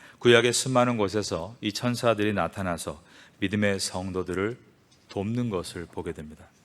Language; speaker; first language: Korean; native; Korean